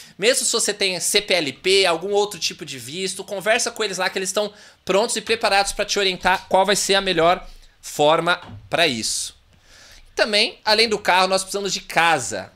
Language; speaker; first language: Portuguese; native; Portuguese